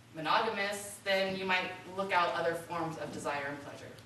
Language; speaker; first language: English; native; English